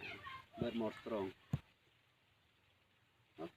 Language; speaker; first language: English; non-native, learner; Indonesian